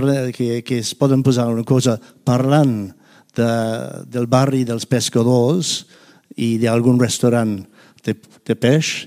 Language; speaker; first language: Catalan; non-native, fluent; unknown